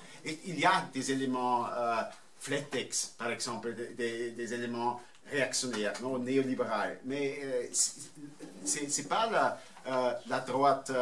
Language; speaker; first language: French; non-native, fluent; German